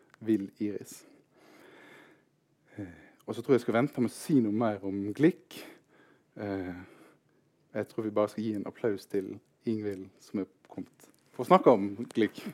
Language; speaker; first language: Norwegian; native; Norwegian